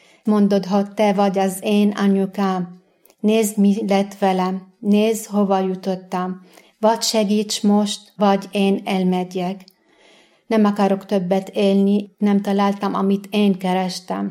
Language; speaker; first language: Hungarian; non-native, learner; Arabic